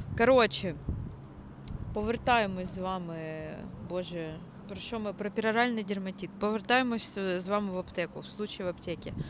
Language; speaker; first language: Ukrainian; non-native, local second language; Russian